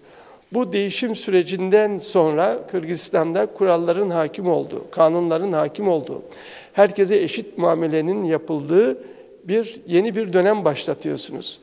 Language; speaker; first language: Turkish; native; Turkish